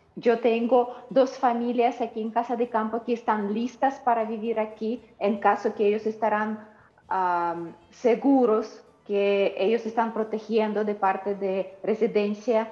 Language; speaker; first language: Spanish; non-native, learner; Ukrainian